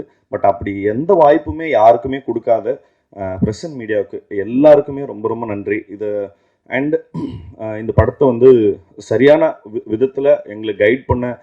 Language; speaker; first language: Tamil; native; Tamil